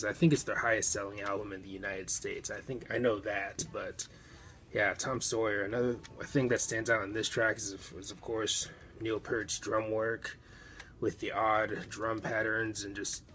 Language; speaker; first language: English; native; English